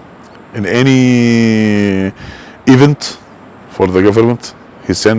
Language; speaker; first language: English; non-native, learner; Arabic